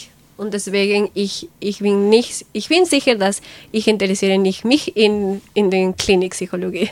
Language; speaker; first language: German; non-native, learner; Spanish